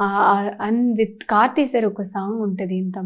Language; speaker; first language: Telugu; non-native, learner; Tamil